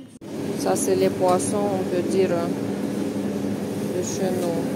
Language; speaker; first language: French; non-native, fluent; Russian